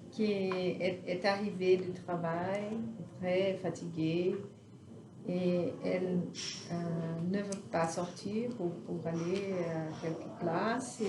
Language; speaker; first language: French; non-native, learner; Portuguese